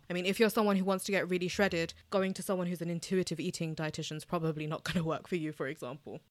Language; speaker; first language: English; early bilingual, other home language; Bangla